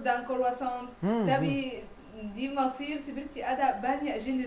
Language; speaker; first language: Indonesian; non-native, learner; Arabic